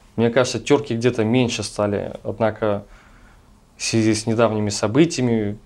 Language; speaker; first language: Russian; native; Russian